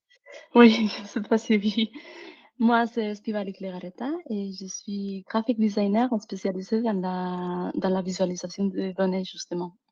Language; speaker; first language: French; non-native, fluent; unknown